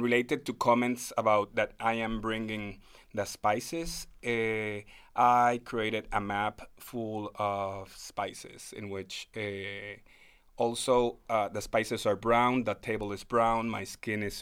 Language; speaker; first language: English; non-native, fluent; Spanish